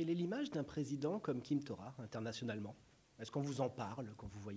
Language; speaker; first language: French; native; French